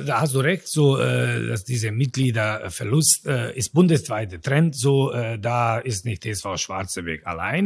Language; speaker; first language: German; non-native, fluent; Croatian